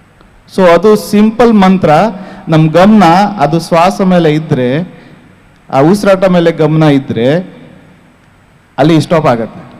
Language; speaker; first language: Kannada; non-native, fluent; Hindi